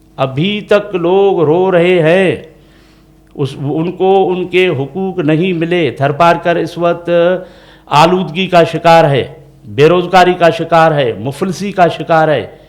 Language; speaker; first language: Urdu; non-native, local second language; Sindhi